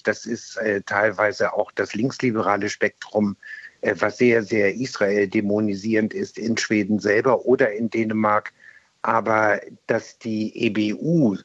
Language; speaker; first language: German; native; German